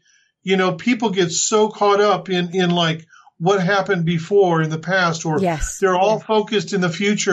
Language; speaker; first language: English; native; English